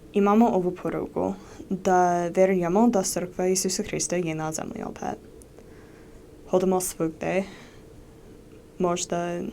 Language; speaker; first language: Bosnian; non-native, learner; English